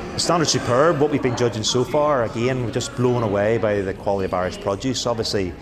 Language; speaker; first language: English; native; English